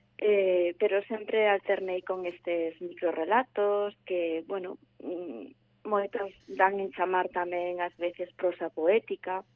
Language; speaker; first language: Galician; non-native, local second language; Spanish